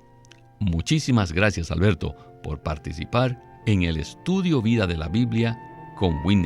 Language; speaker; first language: Spanish; native; Spanish